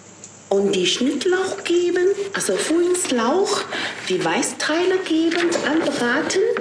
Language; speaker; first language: German; non-native, fluent; Chinese